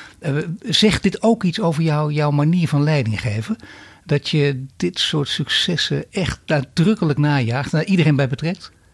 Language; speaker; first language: Dutch; native; Dutch